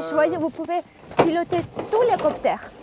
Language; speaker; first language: French; non-native, learner; Russian